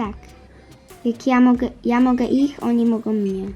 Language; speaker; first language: Polish; early bilingual, heritage; Polish